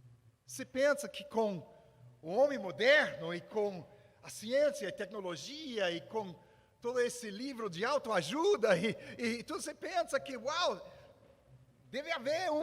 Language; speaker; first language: Portuguese; non-native, fluent; English